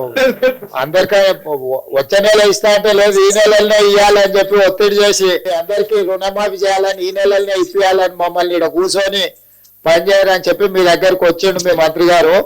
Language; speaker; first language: Telugu; native; Telugu